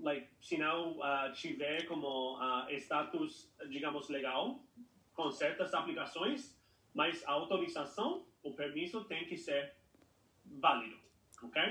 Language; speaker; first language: Portuguese; non-native, fluent; English